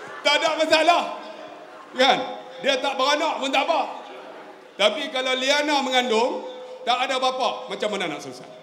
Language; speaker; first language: Malay; native; Malay